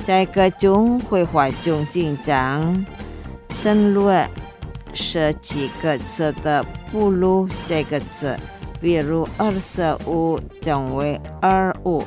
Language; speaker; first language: Chinese; non-native, fluent; Indonesian